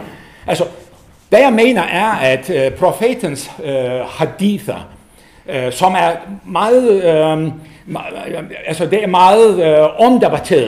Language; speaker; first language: Danish; non-native, fluent; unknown